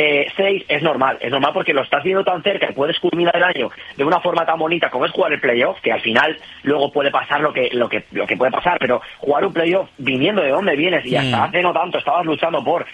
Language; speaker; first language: Spanish; native; Spanish